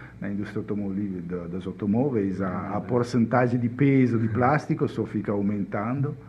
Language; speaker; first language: Portuguese; non-native, fluent; Italian